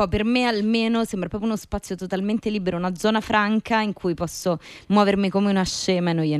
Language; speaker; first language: Italian; native; Italian